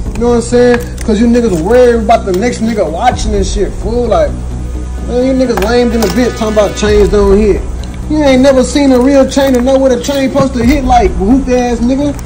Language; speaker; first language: English; native; English